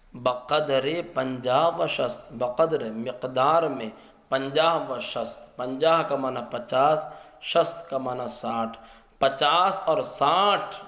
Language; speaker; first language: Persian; non-native, fluent; Urdu